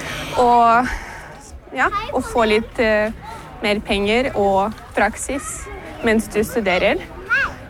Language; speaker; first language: Norwegian; non-native, learner; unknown